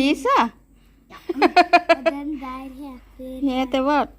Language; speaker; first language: Swedish; non-native, learner; Thai